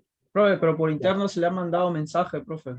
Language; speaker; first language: Spanish; native; Spanish